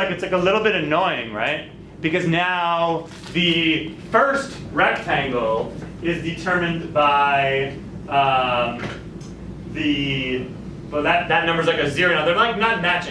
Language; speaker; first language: English; native; English